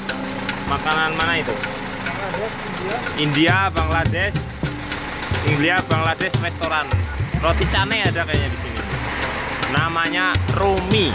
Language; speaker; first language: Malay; non-native, local second language; Javanese